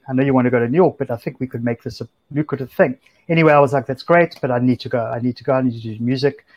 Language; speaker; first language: English; native; English